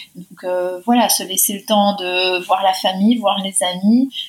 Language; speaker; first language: French; early bilingual, heritage; Spanish